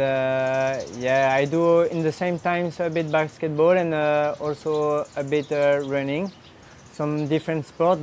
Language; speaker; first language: English; non-native, learner; French